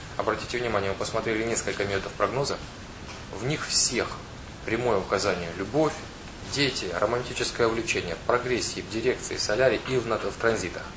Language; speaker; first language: Russian; non-native, local second language; Ukrainian